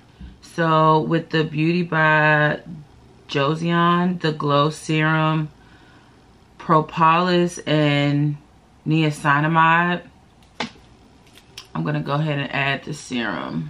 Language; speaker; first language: English; native; English